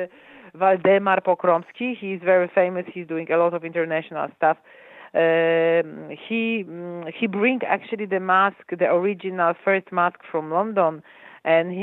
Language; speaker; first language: English; non-native, fluent; Polish